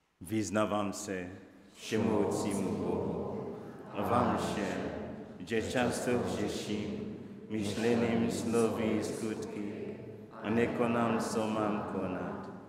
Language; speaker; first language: Czech; non-native, learner; Igbo